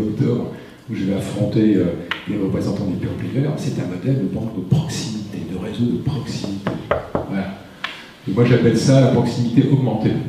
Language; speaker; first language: French; native; French